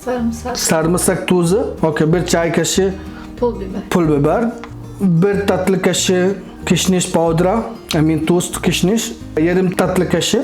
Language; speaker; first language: Turkish; non-native, learner; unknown